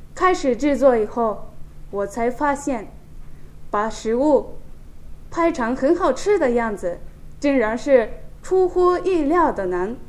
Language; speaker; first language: Chinese; non-native, fluent; Japanese